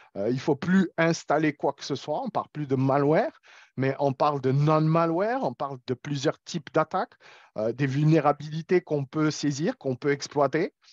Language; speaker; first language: French; non-native, local second language; Arabic